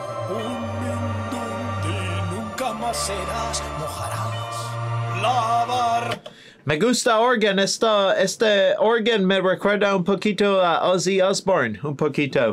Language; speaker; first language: Spanish; non-native, learner; English